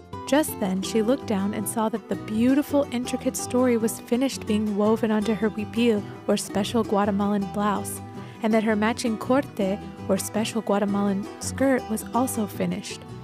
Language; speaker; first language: English; native; English